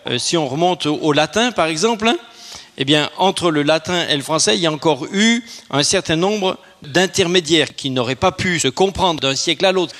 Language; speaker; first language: French; native; French